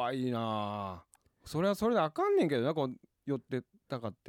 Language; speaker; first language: Japanese; native; Japanese